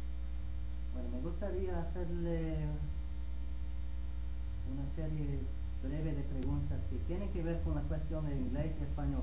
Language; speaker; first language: Spanish; non-native, fluent; English